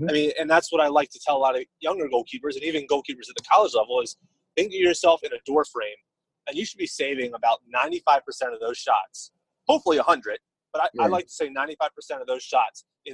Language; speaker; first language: English; native; English